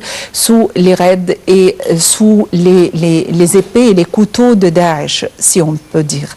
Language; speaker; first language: French; non-native, fluent; Arabic